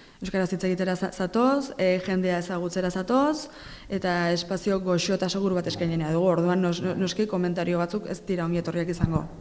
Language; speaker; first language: Basque; native; Basque